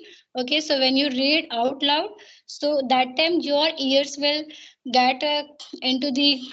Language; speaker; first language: English; non-native, learner; Hindi